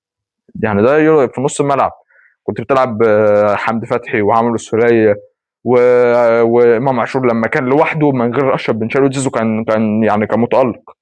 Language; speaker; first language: Arabic; native; Arabic